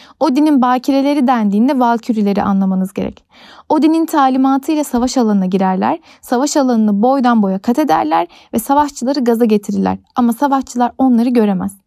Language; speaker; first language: Turkish; native; Turkish